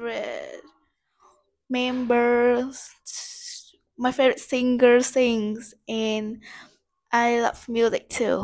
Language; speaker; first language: English; non-native, learner; Vietnamese